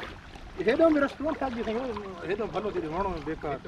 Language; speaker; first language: Arabic; non-native, learner; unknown